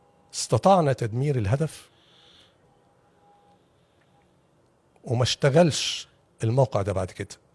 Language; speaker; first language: Arabic; native; Arabic